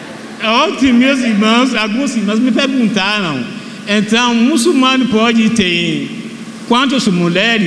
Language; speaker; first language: Portuguese; non-native, fluent; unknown